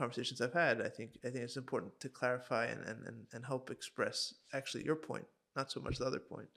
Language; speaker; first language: English; native; English